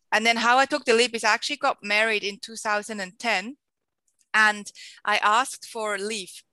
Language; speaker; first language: English; non-native, fluent; Swiss German